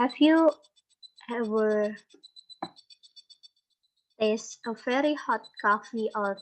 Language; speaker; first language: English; non-native, learner; Indonesian